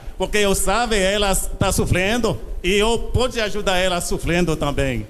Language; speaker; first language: Portuguese; non-native, learner; Haitian Creole